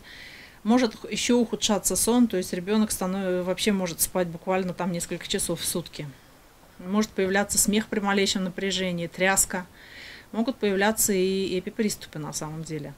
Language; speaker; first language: Russian; native; Russian